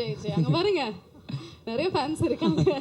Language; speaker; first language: Tamil; native; Tamil